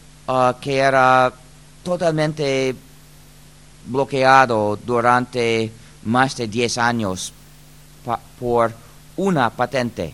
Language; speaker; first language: Spanish; non-native, fluent; English